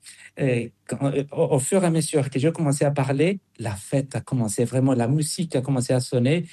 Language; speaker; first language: French; non-native, fluent; Spanish